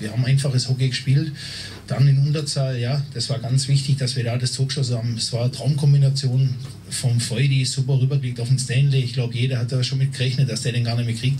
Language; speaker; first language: German; native; German